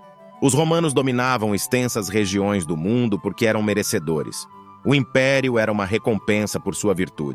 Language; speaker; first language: Portuguese; native; Portuguese